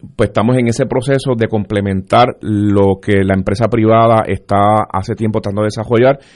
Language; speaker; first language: Spanish; native; Spanish